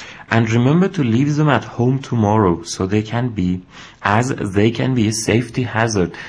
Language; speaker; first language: English; non-native, fluent; Persian